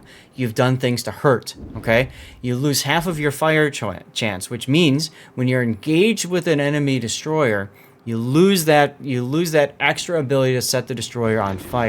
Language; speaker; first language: English; native; English